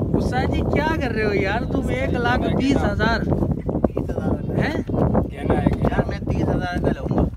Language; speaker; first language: Urdu; native; Urdu